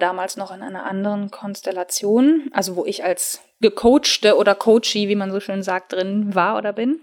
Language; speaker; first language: German; native; German